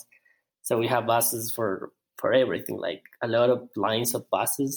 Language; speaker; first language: English; non-native, learner; Spanish